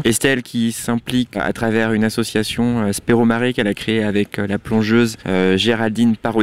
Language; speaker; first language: French; native; French